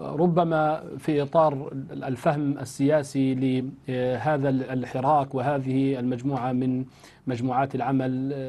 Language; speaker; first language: Arabic; native; Arabic